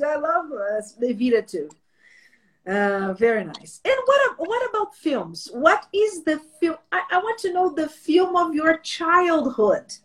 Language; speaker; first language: English; non-native, learner; Portuguese